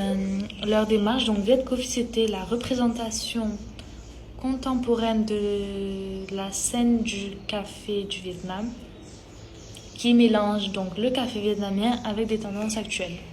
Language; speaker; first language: French; early bilingual, other home language; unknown